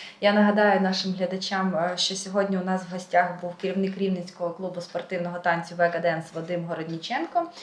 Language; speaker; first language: Ukrainian; native; Ukrainian